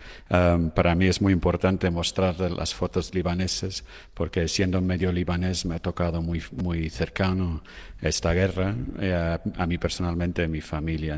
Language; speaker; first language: Spanish; non-native, fluent; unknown